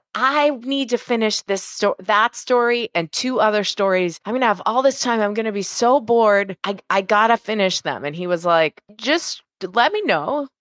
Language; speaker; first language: English; native; English